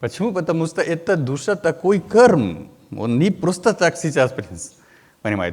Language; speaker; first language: Russian; non-native, learner; Hindi